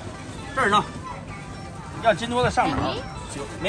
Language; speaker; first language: Chinese; native; Chinese